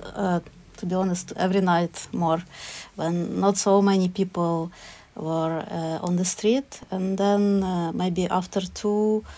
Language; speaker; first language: English; non-native, fluent; Ukrainian